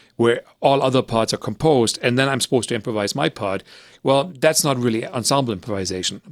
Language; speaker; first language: English; early bilingual, other home language; German